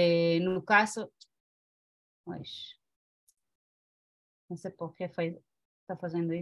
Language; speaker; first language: Portuguese; non-native, learner; Spanish